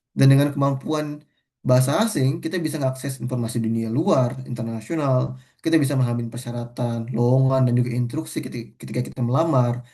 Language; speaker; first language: Indonesian; native; Indonesian